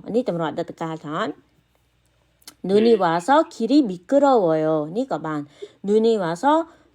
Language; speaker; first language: Korean; non-native, fluent; Khmer